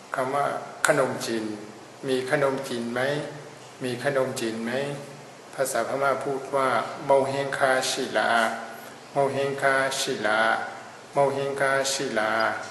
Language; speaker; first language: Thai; non-native, fluent; Burmese